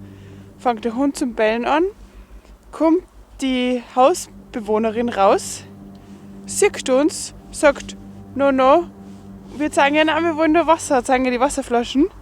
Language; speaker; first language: German; native; German